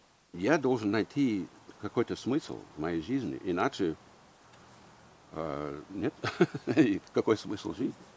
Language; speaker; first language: Russian; early bilingual, heritage; English